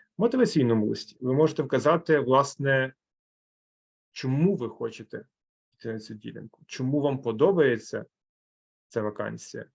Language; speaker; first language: Ukrainian; native; Ukrainian